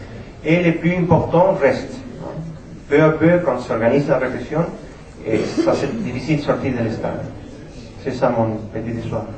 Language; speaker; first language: French; non-native, fluent; Spanish